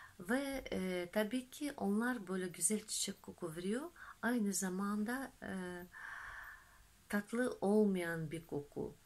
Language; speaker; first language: Turkish; non-native, fluent; Russian